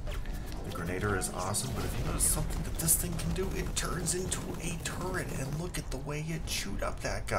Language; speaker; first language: English; native; English